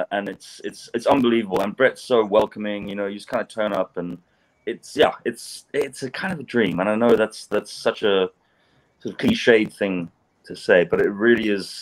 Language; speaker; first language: English; native; English